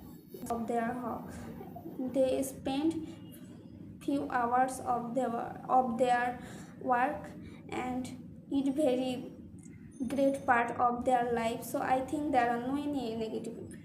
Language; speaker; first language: English; non-native, learner; Bangla